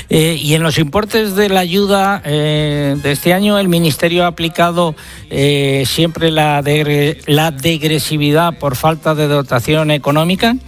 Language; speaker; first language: Spanish; native; Spanish